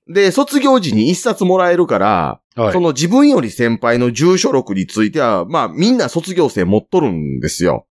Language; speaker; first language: Japanese; native; Japanese